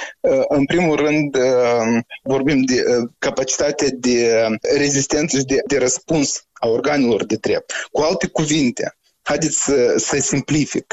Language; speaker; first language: Romanian; native; Romanian